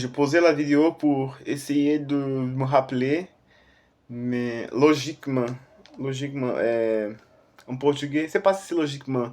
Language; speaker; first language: French; non-native, fluent; Portuguese